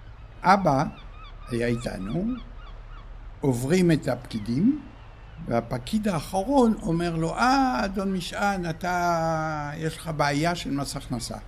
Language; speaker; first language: Hebrew; early bilingual, other home language; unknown